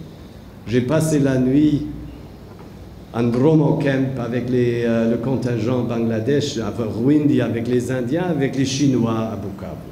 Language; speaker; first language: French; non-native, fluent; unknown